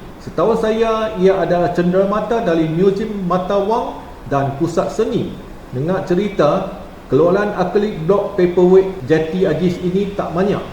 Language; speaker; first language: Malay; non-native, local second language; Chinese